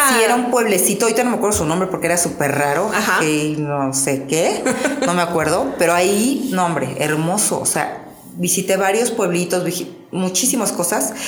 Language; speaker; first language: Spanish; native; Spanish